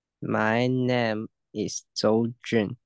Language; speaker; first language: English; non-native, learner; Chinese